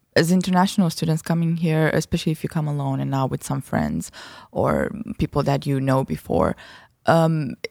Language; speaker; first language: English; non-native, fluent; Romanian